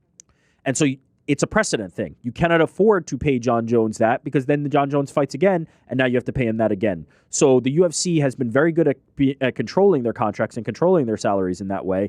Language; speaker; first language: English; native; English